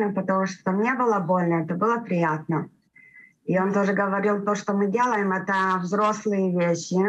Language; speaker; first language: Russian; early bilingual, heritage; Russian